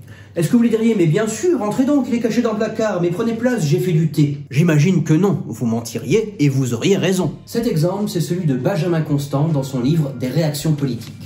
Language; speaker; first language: French; native; French